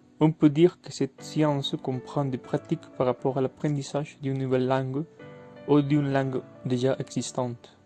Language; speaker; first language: French; non-native, fluent; Spanish